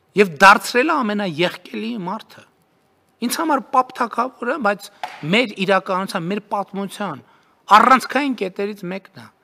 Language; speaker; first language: Armenian; native; Armenian